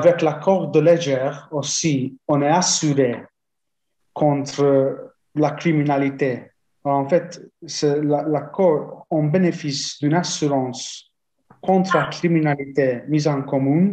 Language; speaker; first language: French; non-native, fluent; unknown